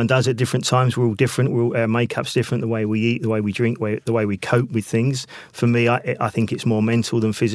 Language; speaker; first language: English; native; English